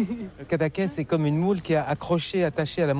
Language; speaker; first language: French; native; French